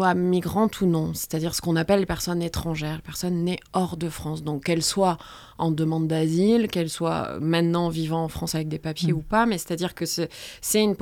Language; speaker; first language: French; native; French